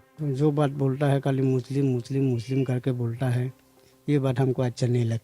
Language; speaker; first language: Hindi; non-native, local second language; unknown